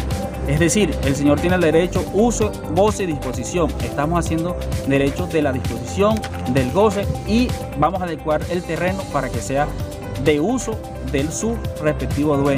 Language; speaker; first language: Spanish; native; Spanish